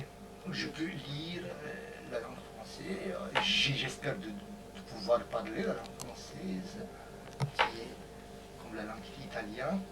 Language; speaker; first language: French; non-native, fluent; Romanian